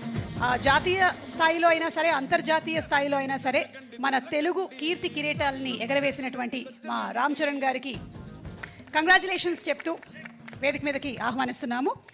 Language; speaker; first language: Telugu; native; Telugu